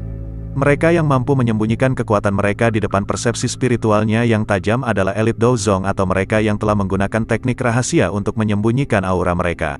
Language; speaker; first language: Indonesian; native; Indonesian